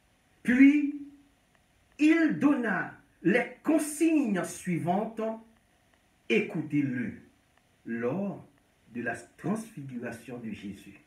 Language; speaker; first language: French; non-native, local second language; Haitian Creole